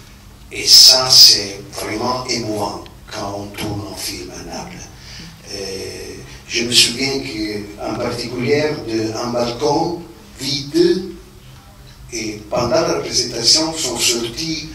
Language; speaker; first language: French; non-native, fluent; Italian